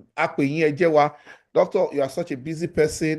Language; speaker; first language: English; non-native, local second language; Yoruba